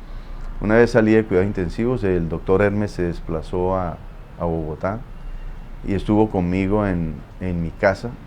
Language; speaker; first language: Spanish; native; Spanish